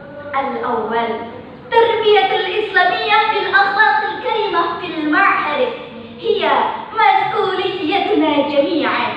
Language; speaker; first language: Arabic; non-native, fluent; Indonesian